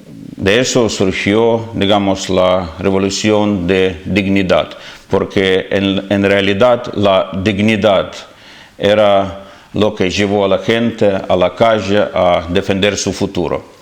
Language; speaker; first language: Spanish; non-native, fluent; Ukrainian